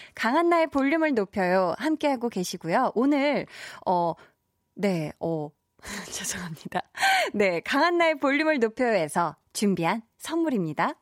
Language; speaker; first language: Korean; native; Korean